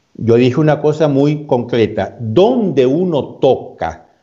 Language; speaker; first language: Spanish; native; Spanish